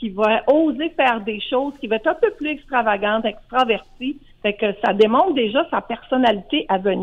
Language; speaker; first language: French; native; French